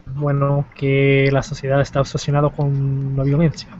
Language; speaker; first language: Spanish; non-native, learner; English